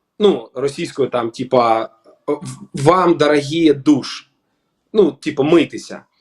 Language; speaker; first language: Ukrainian; non-native, local second language; Russian